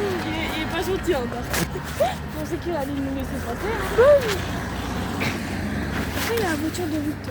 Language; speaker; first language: French; native; French